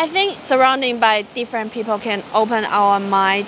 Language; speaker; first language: English; non-native, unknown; Chinese